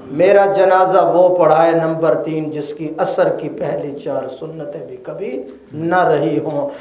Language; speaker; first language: Urdu; non-native, local second language; Punjabi